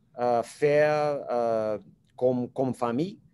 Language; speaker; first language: French; non-native, learner; English